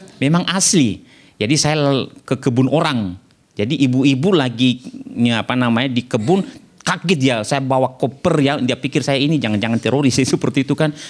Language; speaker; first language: Indonesian; non-native, local second language; Nias